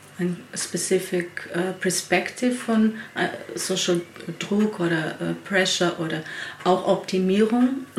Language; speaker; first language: German; non-native, learner; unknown